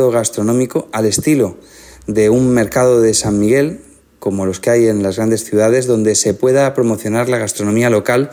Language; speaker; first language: Spanish; native; Spanish